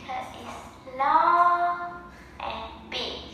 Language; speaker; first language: English; non-native, learner; Vietnamese